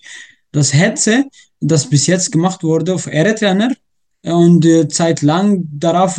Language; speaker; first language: German; non-native, learner; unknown